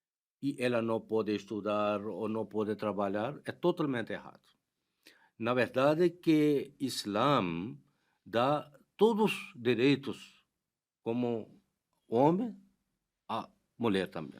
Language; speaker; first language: Portuguese; non-native, fluent; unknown